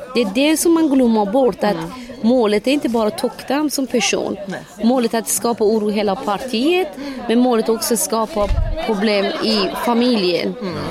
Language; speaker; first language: Swedish; non-native, fluent; Persian